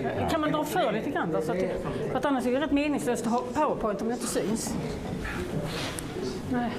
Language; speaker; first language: Swedish; native; Swedish